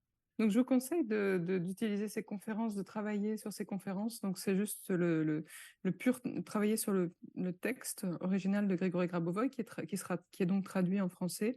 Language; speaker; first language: French; native; French